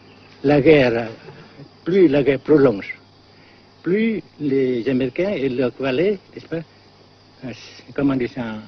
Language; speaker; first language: French; non-native, fluent; Vietnamese